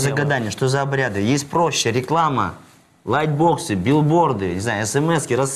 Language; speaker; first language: Russian; native; Russian